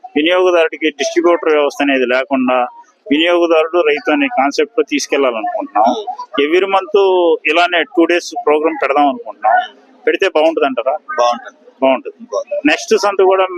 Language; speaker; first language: Telugu; native; Telugu